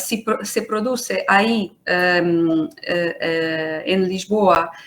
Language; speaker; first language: Spanish; non-native, fluent; Portuguese